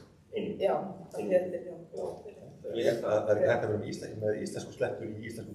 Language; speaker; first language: Icelandic; native; Icelandic